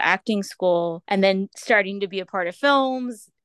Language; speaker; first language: English; native; English